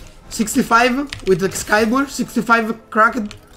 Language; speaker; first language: English; non-native, fluent; Italian